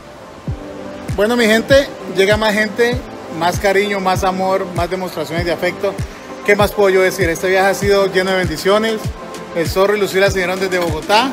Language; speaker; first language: Spanish; native; Spanish